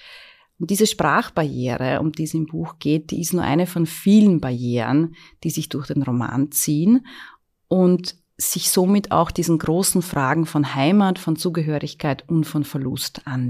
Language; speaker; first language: German; native; German